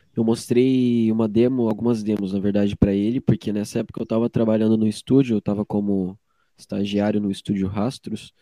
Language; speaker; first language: Portuguese; native; Portuguese